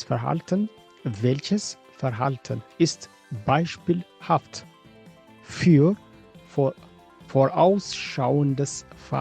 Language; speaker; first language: German; non-native, fluent; Amharic